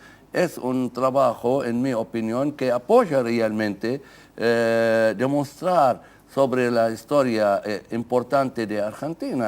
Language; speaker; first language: Spanish; non-native, fluent; Arabic